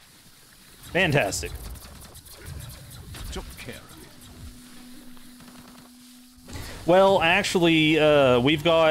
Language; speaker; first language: English; native; English